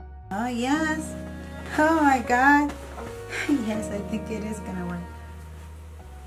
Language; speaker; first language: English; early bilingual, other home language; Spanish